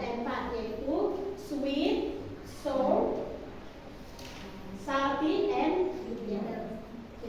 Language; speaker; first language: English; non-native, learner; Indonesian